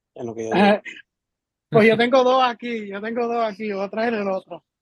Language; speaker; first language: Spanish; early bilingual, heritage; Spanish